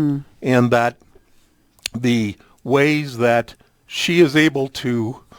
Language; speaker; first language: English; native; English